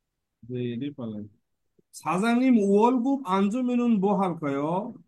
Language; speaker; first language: Korean; non-native, learner; Bangla